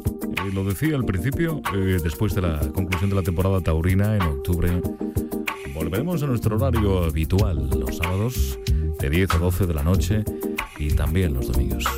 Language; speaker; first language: Spanish; native; Spanish